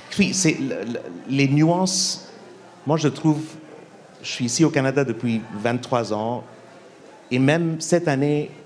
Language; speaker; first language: French; non-native, fluent; English